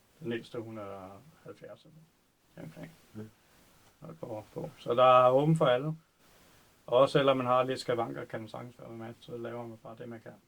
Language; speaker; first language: Danish; native; Danish